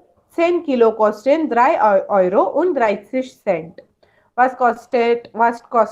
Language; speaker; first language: German; non-native, fluent; Hindi